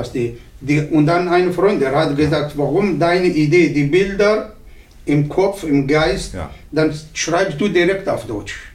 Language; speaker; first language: German; non-native, learner; Arabic